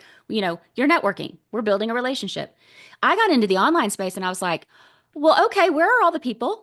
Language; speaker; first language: English; native; English